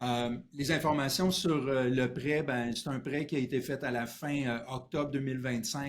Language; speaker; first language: French; native; French